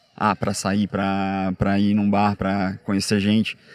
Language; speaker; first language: Portuguese; native; Portuguese